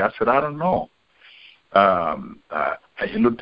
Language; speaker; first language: English; non-native, local second language; Igbo